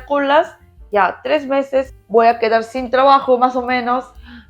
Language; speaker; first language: Spanish; non-native, learner; Korean